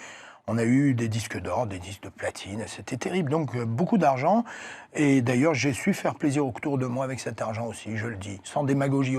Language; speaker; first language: French; native; French